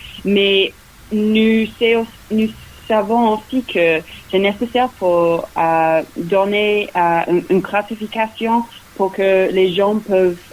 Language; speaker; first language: French; non-native, fluent; English